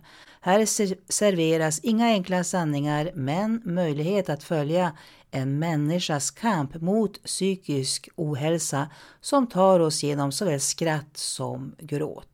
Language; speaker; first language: Swedish; native; Swedish